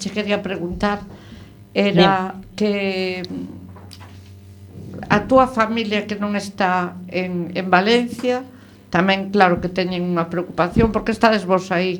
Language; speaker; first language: Spanish; native; Spanish